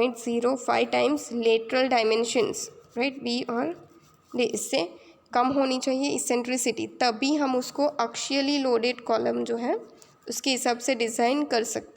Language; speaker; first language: Hindi; native; Hindi